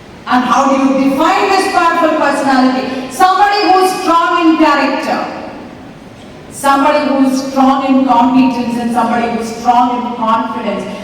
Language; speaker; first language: English; non-native, local second language; Tamil